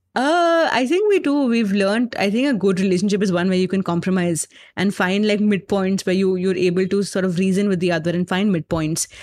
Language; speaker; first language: English; non-native, local second language; Hindi